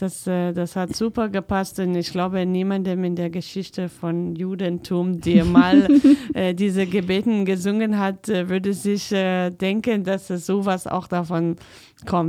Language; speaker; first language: German; non-native, fluent; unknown